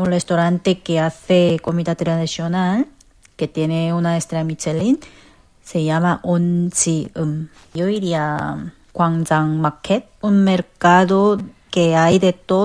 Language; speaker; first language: Spanish; non-native, fluent; Korean